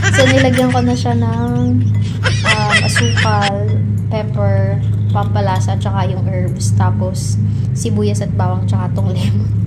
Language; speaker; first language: Filipino; native; Filipino